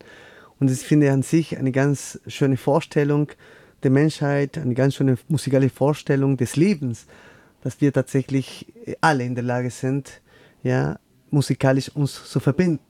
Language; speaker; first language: German; non-native, fluent; Spanish